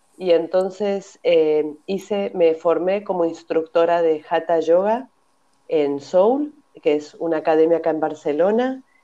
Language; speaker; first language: Spanish; native; Spanish